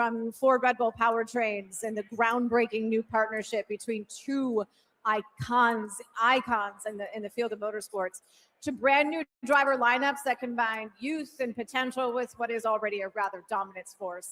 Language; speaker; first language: English; native; English